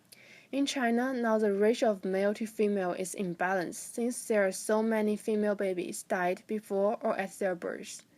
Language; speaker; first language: English; non-native, fluent; Chinese